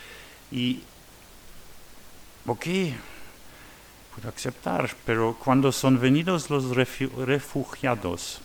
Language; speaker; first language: Spanish; non-native, learner; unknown